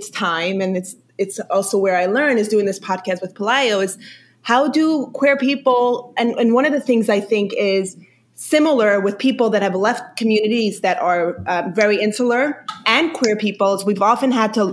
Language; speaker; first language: English; early bilingual, other home language; Yiddish